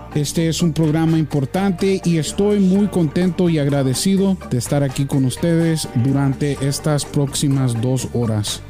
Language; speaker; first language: Spanish; early bilingual, heritage; Spanish